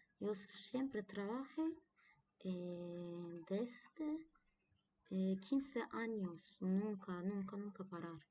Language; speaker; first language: Spanish; non-native, learner; Turkish